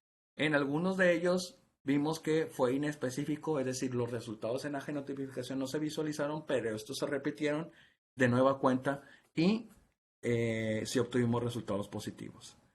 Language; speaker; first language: Spanish; native; Spanish